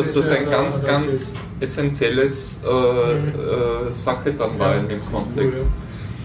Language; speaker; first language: German; native; German